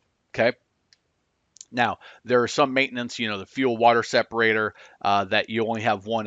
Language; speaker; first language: English; native; English